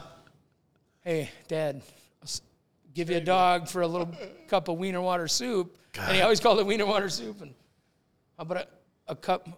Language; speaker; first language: English; native; English